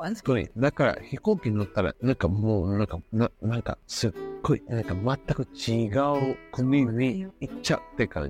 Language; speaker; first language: Japanese; non-native, learner; Spanish